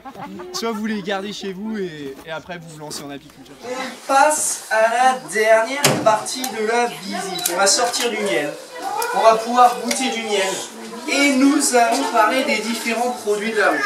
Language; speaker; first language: French; native; French